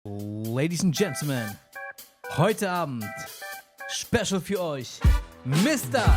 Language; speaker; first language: German; early bilingual, heritage; Romany